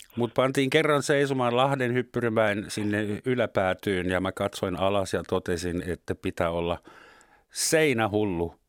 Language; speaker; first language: Finnish; non-native, fluent; German